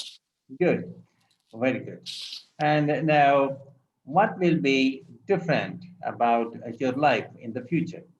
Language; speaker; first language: English; non-native, local second language; Urdu